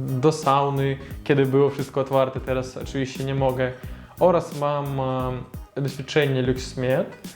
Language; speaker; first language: Polish; non-native, learner; Russian